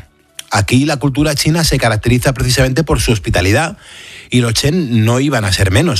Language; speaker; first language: Spanish; native; Spanish